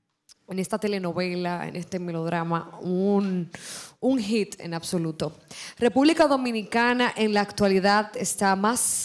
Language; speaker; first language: Spanish; native; Spanish